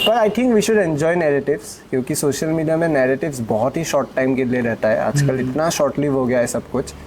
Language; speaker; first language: Hindi; non-native, local second language; Assamese